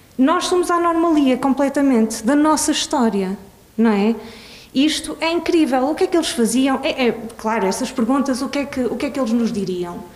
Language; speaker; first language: Portuguese; early bilingual, other home language; Swedish